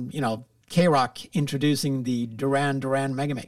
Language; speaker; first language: English; non-native, fluent; Swedish